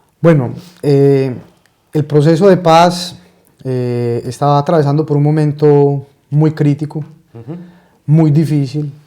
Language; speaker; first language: Spanish; native; Spanish